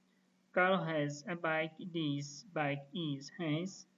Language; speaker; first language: English; non-native, fluent; Portuguese